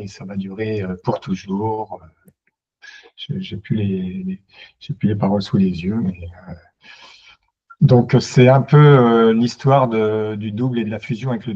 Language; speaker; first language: French; native; French